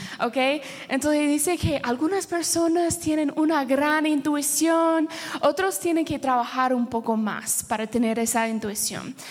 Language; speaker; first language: Spanish; early bilingual, heritage; Spanish